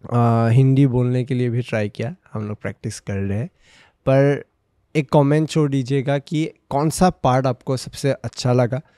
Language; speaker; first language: Hindi; non-native, local second language; Assamese